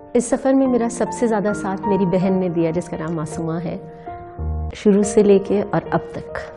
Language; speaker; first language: Urdu; native; Urdu